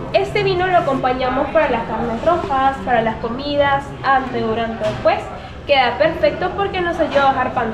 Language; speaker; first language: Spanish; native; Spanish